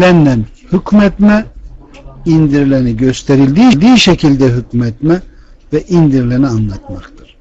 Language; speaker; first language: Turkish; native; Turkish